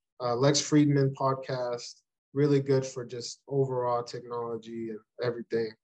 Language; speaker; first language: English; early bilingual, other home language; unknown